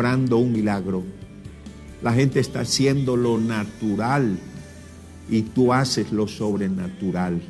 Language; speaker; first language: Spanish; native; Spanish